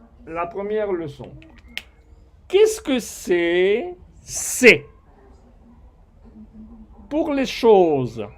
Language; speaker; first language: French; non-native, fluent; Spanish